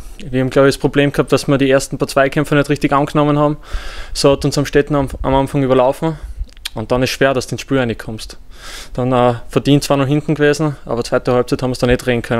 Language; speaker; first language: German; native; German